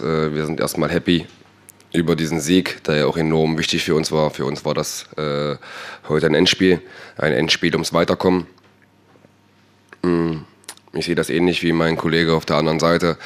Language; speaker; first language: German; native; German